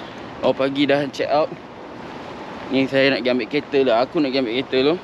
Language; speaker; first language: Malay; native; Malay